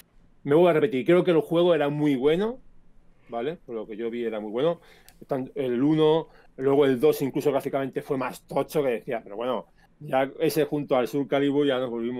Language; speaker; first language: Spanish; native; Spanish